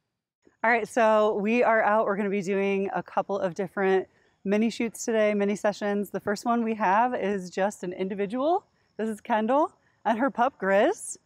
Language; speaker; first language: English; native; English